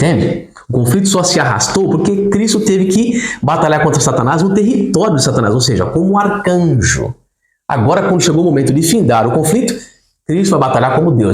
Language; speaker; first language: Portuguese; native; Portuguese